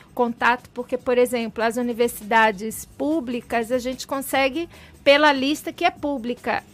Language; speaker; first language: Portuguese; native; Portuguese